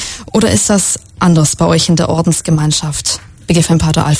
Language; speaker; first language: German; native; German